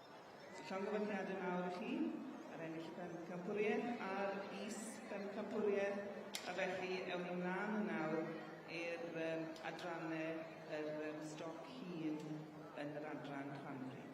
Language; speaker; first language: Welsh; native; Welsh